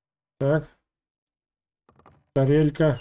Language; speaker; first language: Russian; native; Russian